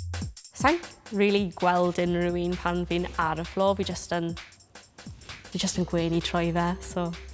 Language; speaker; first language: Welsh; non-native, local second language; English